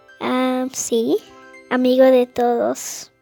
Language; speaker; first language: Spanish; early bilingual, heritage; Spanish